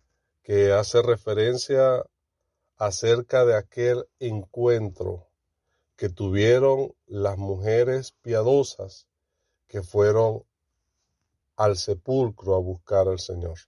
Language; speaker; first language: Spanish; native; Spanish